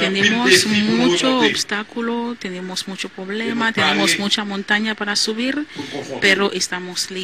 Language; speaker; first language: Spanish; non-native, learner; Haitian Creole